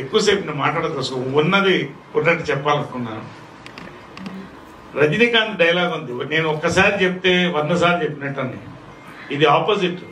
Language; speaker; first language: Telugu; native; Telugu